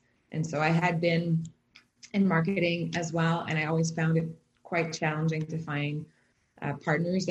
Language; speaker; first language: English; native; English